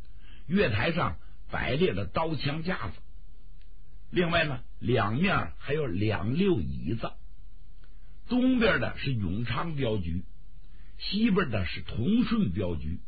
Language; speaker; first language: Chinese; native; Chinese